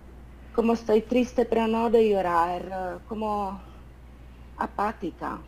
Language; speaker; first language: Spanish; non-native, fluent; Italian